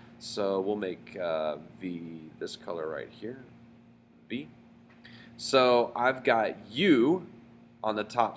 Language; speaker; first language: English; native; English